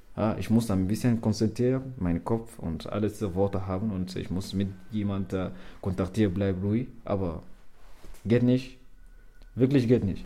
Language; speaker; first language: German; non-native, learner; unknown